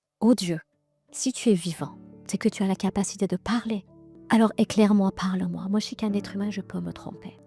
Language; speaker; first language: French; early bilingual, other home language; Persian